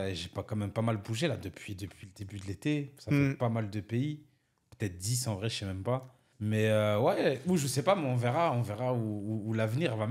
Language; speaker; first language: French; native; French